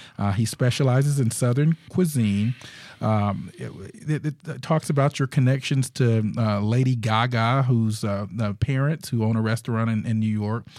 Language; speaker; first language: English; native; English